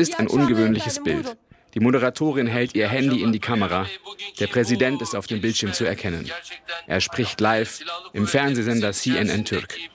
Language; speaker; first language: German; native; German